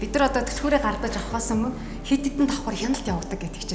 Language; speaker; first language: Mongolian; native; Mongolian